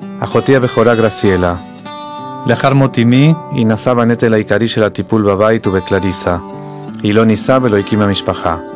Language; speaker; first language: Hebrew; non-native, fluent; Spanish